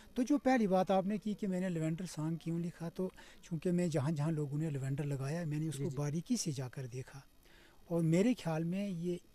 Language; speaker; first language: Hindi; non-native, local second language; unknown